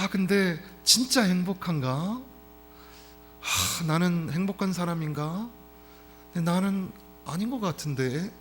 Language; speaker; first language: Korean; native; Korean